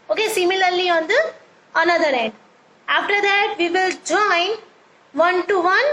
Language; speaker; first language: English; non-native, local second language; Gujarati